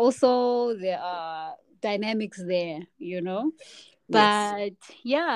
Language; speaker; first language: English; non-native, local second language; Xhosa